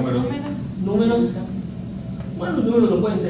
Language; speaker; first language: Spanish; native; Spanish